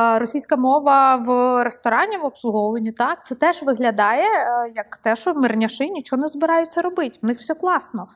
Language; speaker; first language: Ukrainian; non-native, local second language; Russian